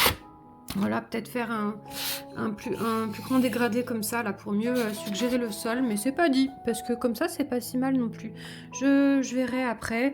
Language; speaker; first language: French; native; French